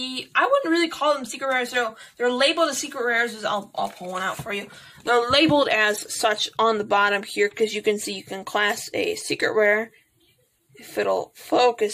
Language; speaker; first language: English; native; English